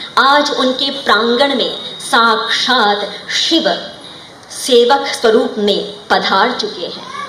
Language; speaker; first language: Hindi; non-native, local second language; Maithili